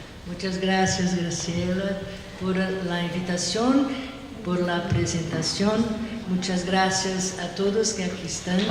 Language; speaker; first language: Spanish; non-native, learner; Portuguese